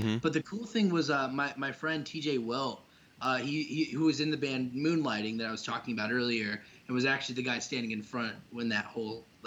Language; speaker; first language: English; native; English